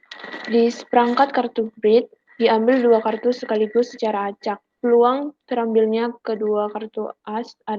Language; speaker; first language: Indonesian; native; Indonesian